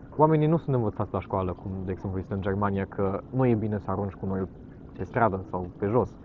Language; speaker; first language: Romanian; non-native, fluent; German